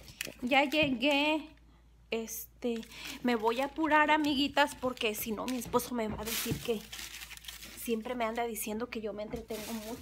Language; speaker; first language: Spanish; native; Spanish